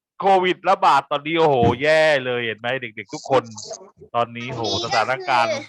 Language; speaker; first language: Thai; native; Thai